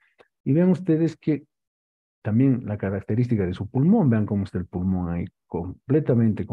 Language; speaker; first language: Spanish; native; Spanish